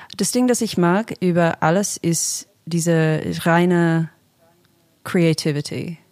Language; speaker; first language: German; non-native, fluent; English